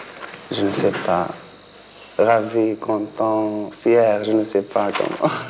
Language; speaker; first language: French; non-native, local second language; Arabic